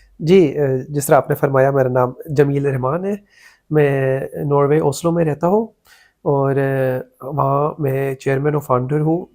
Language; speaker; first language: Urdu; early bilingual, heritage; Urdu